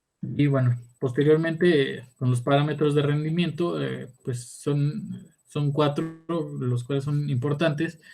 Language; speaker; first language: Spanish; native; Spanish